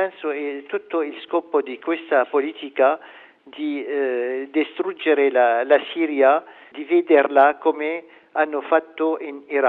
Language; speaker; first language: Italian; non-native, fluent; Arabic